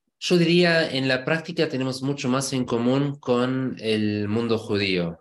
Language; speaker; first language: Spanish; non-native, fluent; German